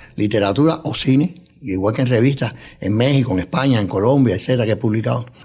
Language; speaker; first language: Spanish; native; Spanish